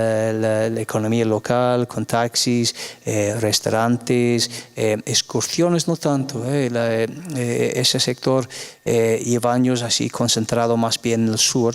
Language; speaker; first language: Spanish; non-native, fluent; English